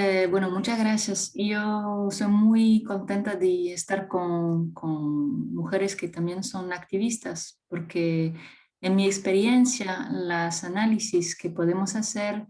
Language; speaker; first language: Spanish; non-native, fluent; French